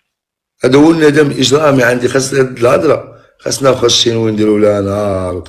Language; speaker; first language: Arabic; native; Arabic